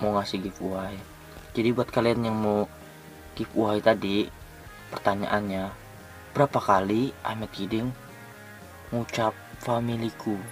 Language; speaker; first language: Indonesian; native; Indonesian